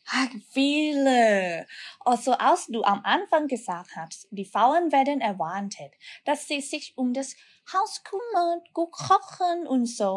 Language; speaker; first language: German; non-native, learner; Thai